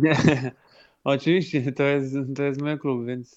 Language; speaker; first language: Polish; non-native, fluent; Portuguese